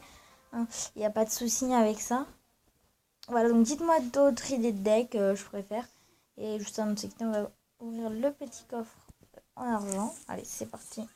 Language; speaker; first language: French; native; French